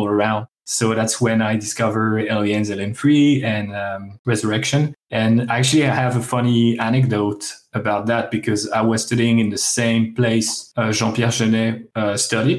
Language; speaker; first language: English; non-native, fluent; French